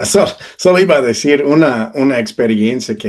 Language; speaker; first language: Spanish; non-native, fluent; English